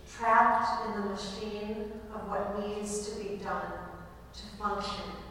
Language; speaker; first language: English; native; English